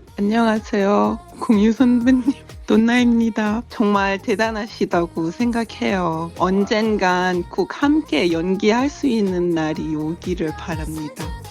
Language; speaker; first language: Korean; non-native, fluent; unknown